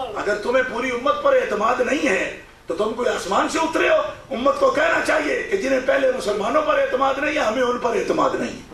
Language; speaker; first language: Urdu; non-native, local second language; Punjabi